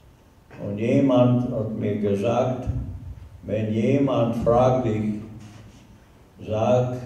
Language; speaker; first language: German; non-native, learner; Hungarian